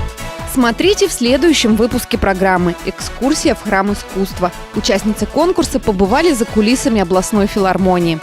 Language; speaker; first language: Russian; native; Russian